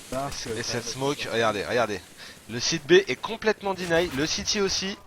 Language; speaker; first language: French; native; French